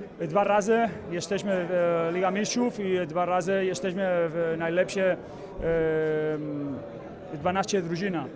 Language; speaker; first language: Polish; non-native, learner; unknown